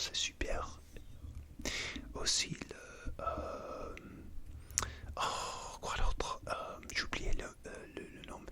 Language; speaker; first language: French; non-native, learner; English